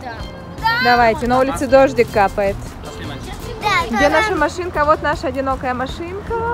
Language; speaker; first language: Russian; native; Russian